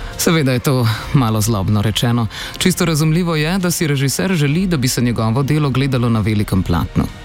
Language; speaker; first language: Slovenian; native; Slovenian